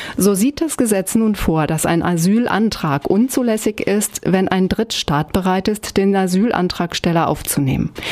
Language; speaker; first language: German; native; German